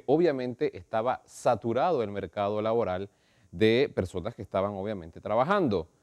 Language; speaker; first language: Spanish; native; Spanish